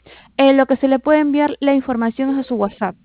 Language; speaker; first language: Spanish; native; Spanish